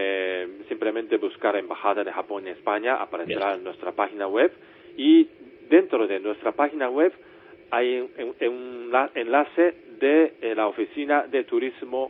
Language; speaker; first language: Spanish; non-native, fluent; Japanese